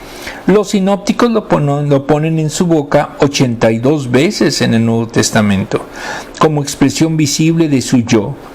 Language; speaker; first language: Spanish; native; Spanish